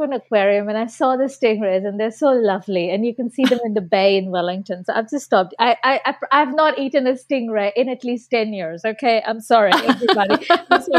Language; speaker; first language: English; non-native, local second language; Bangla